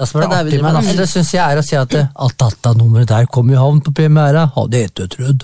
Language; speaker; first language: Norwegian; native; Norwegian